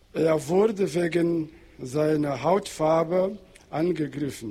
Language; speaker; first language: German; non-native, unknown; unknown